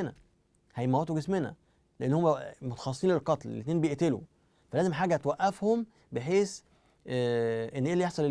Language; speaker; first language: Arabic; native; Arabic